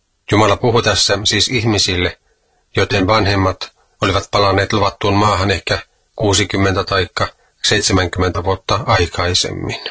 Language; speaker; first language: Finnish; native; Finnish